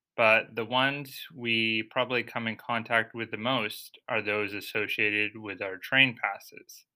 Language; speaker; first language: English; native; English